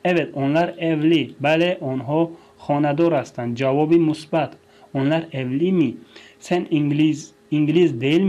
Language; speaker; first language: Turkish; non-native, fluent; Tajik